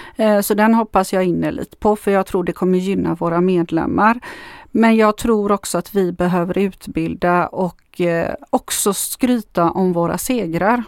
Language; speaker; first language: Swedish; non-native, fluent; Macedonian